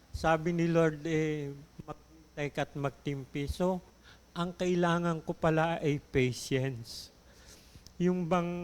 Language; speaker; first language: Filipino; native; Filipino